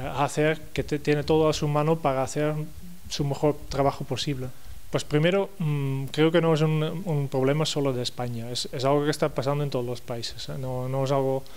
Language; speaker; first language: Spanish; non-native, fluent; Dutch